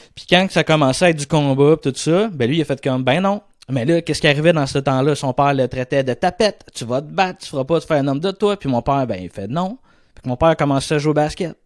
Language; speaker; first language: French; native; French